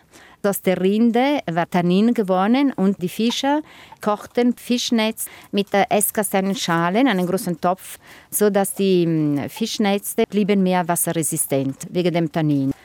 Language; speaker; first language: German; non-native, fluent; Italian